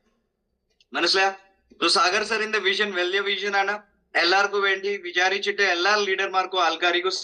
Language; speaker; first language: Malayalam; non-native, fluent; Hindi